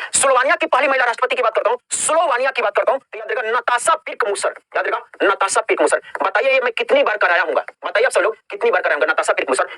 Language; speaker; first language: Hindi; native; Hindi